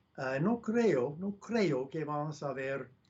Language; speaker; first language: Spanish; non-native, fluent; English